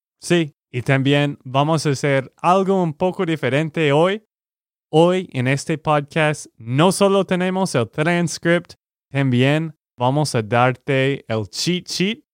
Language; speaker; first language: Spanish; non-native, learner; English